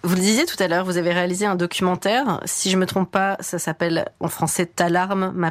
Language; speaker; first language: French; native; French